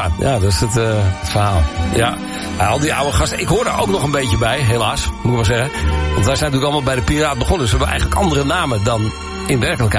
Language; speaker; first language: Dutch; native; Dutch